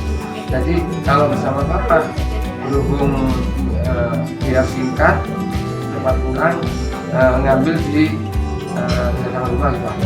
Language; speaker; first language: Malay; non-native, local second language; Javanese